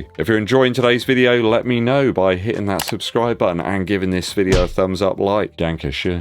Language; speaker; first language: English; native; English